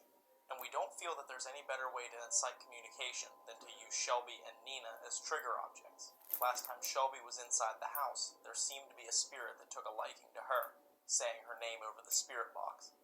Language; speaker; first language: English; native; English